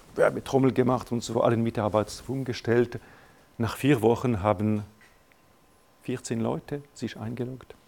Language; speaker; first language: German; non-native, local second language; French